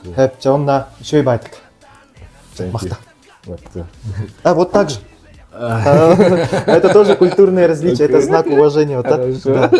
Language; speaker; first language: Russian; non-native, local second language; Yakut